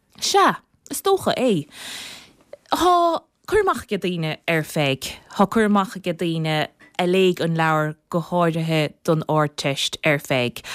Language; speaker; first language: Irish; native; Irish